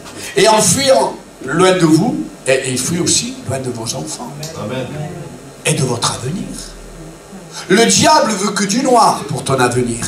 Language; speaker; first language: French; native; French